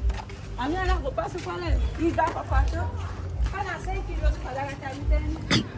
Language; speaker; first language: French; non-native, local second language; Sango